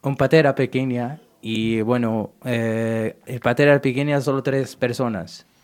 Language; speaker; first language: Spanish; non-native, learner; Arabic